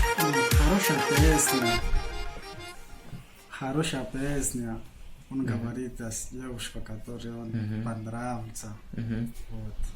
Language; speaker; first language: Russian; non-native, learner; Portuguese